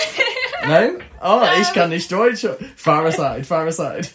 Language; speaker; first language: German; non-native, learner; English